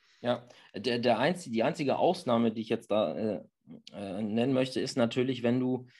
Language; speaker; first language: German; native; German